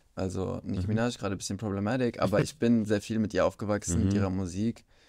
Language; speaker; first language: German; early bilingual, other home language; Kurdish